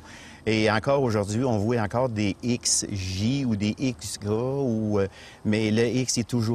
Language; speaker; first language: French; native; French